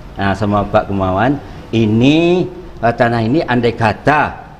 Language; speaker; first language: Indonesian; non-native, local second language; Minangkabau